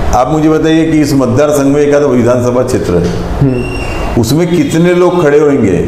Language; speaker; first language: Hindi; non-native, local second language; Marathi